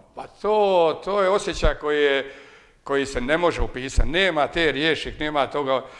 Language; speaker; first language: Croatian; native; Croatian